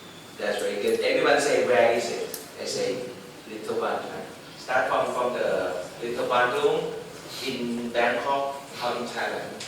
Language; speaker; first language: English; non-native, learner; Thai